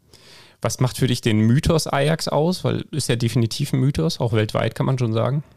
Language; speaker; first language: German; native; German